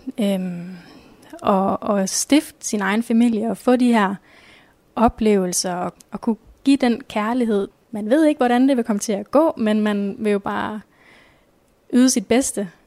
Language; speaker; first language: Danish; native; Danish